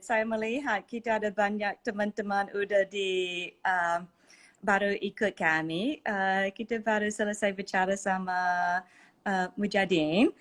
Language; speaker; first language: Indonesian; non-native, fluent; English